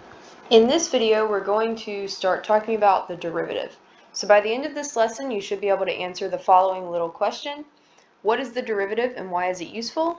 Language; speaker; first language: English; native; English